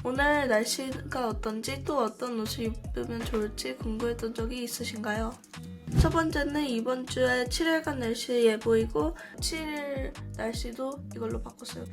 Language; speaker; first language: Korean; early bilingual, heritage; Korean